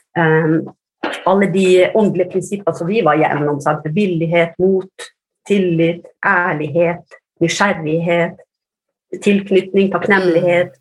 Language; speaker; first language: Norwegian; early bilingual, other home language; Finnish